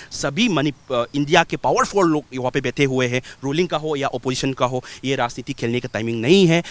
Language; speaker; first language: Hindi; non-native, local second language; Manipuri